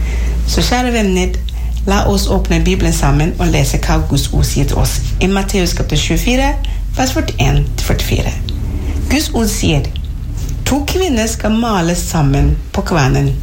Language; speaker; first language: Norwegian; non-native, fluent; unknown